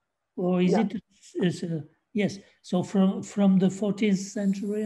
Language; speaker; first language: English; non-native, fluent; French